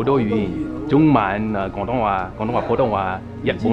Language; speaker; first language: Cantonese; non-native, learner; English